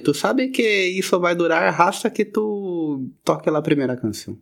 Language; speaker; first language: Portuguese; native; Portuguese